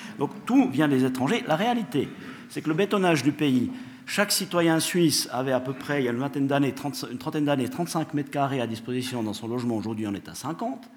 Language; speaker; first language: French; native; French